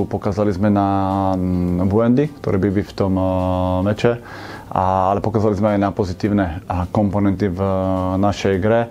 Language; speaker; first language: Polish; non-native, learner; Slovak